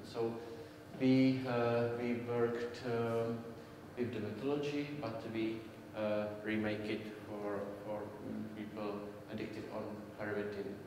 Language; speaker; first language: English; non-native, learner; Czech